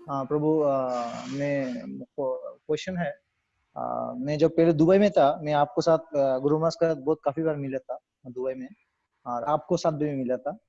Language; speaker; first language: Hindi; non-native, learner; Bangla